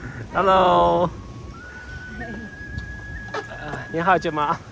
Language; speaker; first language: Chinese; non-native, learner; Turkish